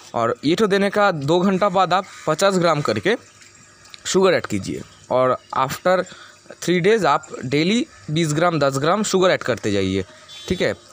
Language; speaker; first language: Hindi; non-native, local second language; Bangla